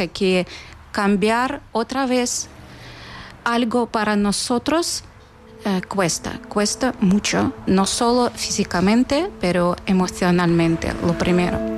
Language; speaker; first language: Spanish; non-native, learner; Ukrainian